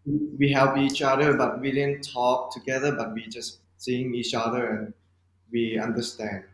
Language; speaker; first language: English; non-native, learner; Thai